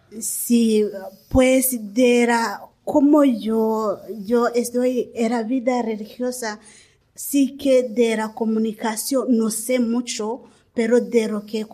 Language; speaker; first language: Spanish; non-native, learner; Kinyarwanda